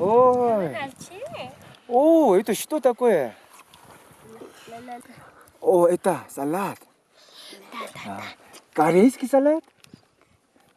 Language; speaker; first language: Russian; non-native, learner; Korean